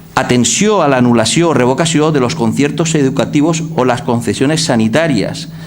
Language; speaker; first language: Spanish; non-native, local second language; Catalan